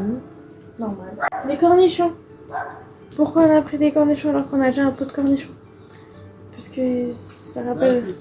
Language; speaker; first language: French; native; French